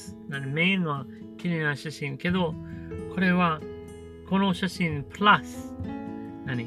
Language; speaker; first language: Japanese; non-native, learner; English